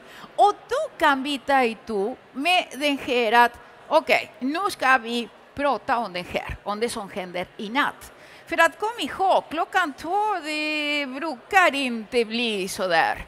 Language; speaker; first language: Swedish; early bilingual, other home language; Spanish